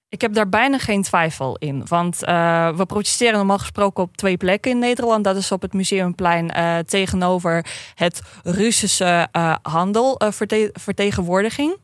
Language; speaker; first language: Dutch; non-native, fluent; Russian